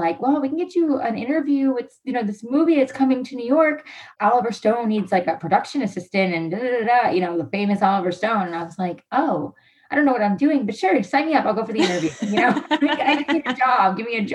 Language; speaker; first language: English; native; English